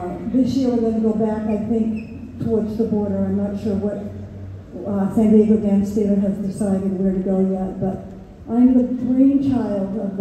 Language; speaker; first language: English; native; English